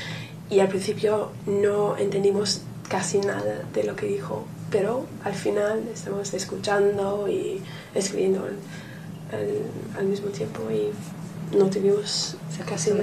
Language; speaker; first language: Spanish; non-native, learner; English